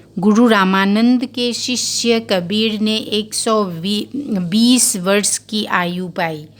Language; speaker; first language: Hindi; non-native, local second language; Assamese